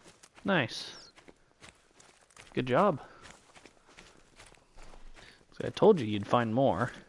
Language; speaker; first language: English; native; English